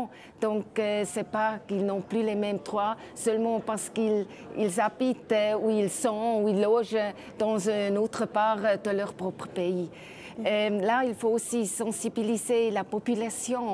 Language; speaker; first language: French; non-native, local second language; German